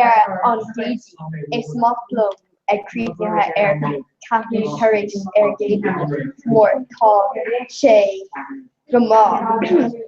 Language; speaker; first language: Irish; non-native, local second language; English